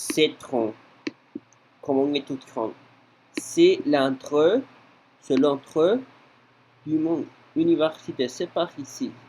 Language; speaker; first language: French; non-native, learner; Spanish